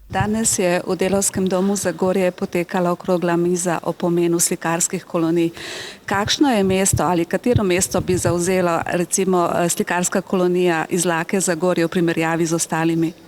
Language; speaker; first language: Slovenian; native; Slovenian